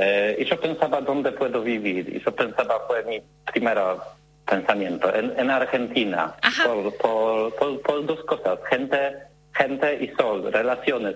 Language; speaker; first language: Spanish; non-native, learner; Polish